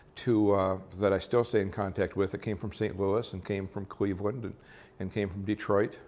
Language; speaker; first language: English; native; English